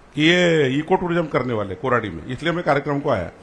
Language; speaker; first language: Hindi; non-native, local second language; Marathi